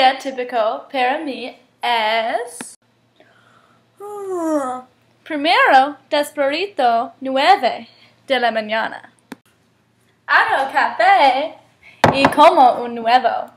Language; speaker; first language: Spanish; non-native, learner; English